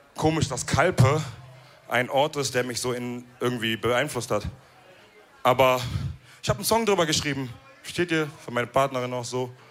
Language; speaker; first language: German; early bilingual, other home language; Wolof